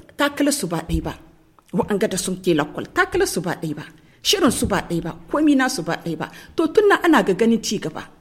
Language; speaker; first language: Hausa; native; Hausa